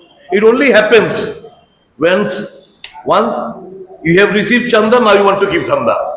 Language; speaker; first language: English; non-native, local second language; Bangla